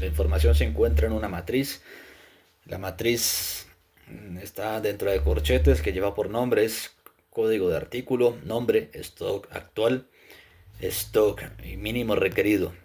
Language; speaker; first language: Spanish; native; Spanish